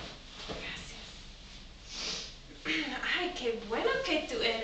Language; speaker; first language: Spanish; non-native, learner; English